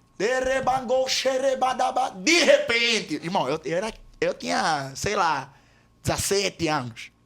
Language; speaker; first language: Portuguese; native; Portuguese